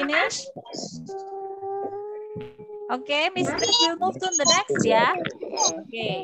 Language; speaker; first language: English; non-native, fluent; Indonesian